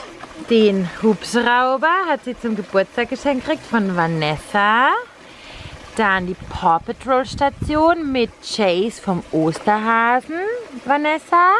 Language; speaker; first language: German; native; German